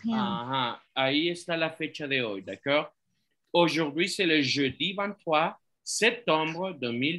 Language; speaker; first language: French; non-native, fluent; Spanish